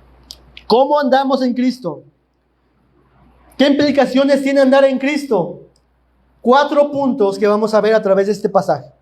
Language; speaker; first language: Spanish; native; Spanish